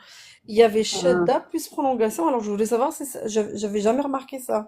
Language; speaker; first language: French; native; French